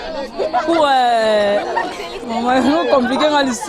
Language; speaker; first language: French; non-native, local second language; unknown